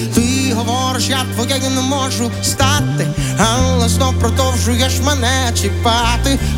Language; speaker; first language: Ukrainian; native; Ukrainian